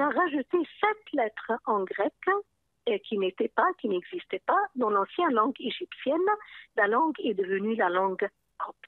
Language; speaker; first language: French; non-native, fluent; Arabic